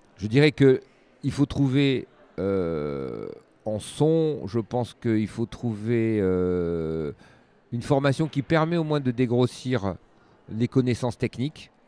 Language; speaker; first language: French; native; French